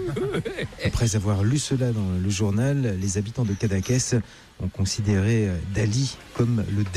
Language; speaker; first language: French; native; French